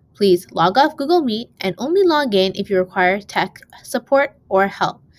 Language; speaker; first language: English; native; English